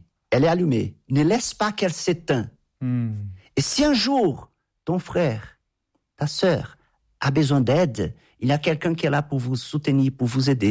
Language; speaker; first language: French; non-native, fluent; Portuguese